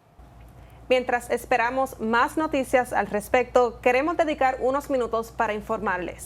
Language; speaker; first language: Spanish; native; Spanish